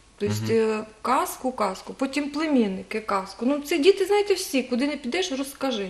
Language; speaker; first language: Ukrainian; native; Ukrainian